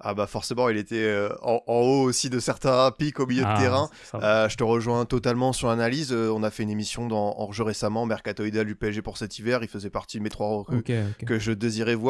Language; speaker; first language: French; native; French